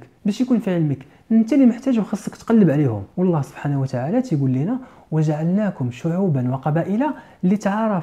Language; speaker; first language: Arabic; native; Arabic